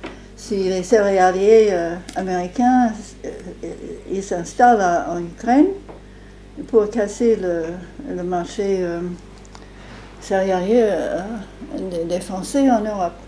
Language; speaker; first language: French; non-native, fluent; English